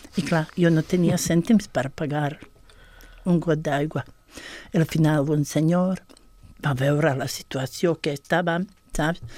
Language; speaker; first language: Catalan; non-native, fluent; Bosnian